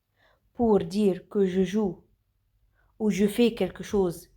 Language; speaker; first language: French; non-native, fluent; Arabic